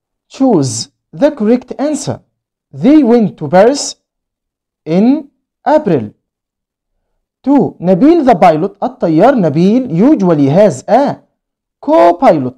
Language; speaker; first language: English; non-native, fluent; Arabic